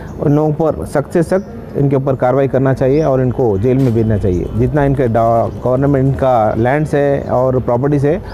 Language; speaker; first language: Hindi; non-native, local second language; Urdu